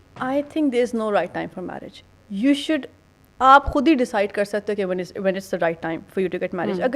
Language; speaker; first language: Urdu; native; Urdu